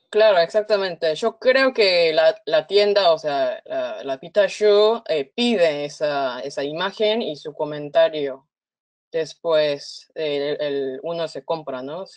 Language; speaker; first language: Spanish; non-native, fluent; Korean